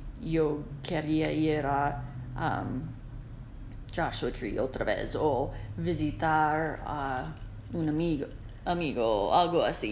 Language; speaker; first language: Spanish; non-native, learner; English